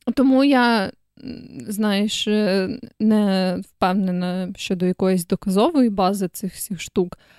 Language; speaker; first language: Ukrainian; native; Ukrainian